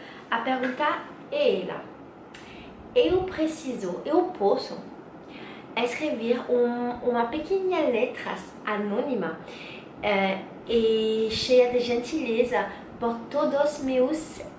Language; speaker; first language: Portuguese; non-native, learner; French